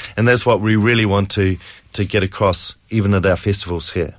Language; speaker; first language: English; native; English